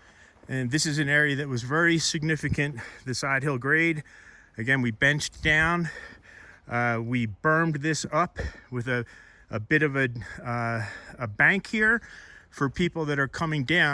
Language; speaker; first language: English; native; English